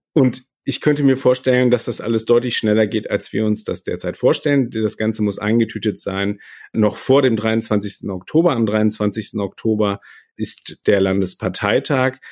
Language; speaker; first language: German; native; German